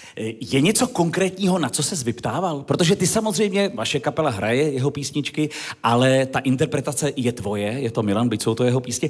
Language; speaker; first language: Czech; native; Czech